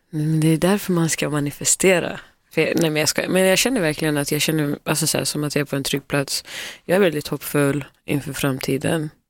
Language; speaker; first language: Swedish; early bilingual, other home language; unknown